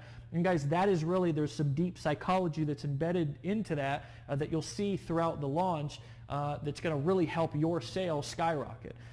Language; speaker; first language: English; native; English